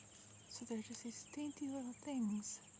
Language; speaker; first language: English; native; English